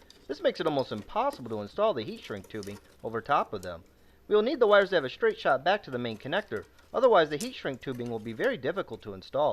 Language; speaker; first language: English; native; English